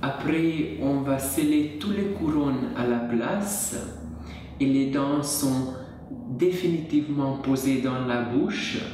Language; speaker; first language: French; non-native, learner; Hungarian